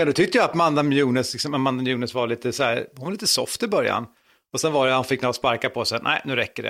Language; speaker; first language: Swedish; native; Swedish